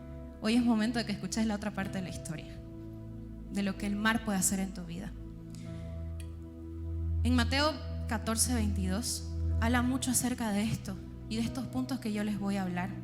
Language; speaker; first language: Spanish; native; Spanish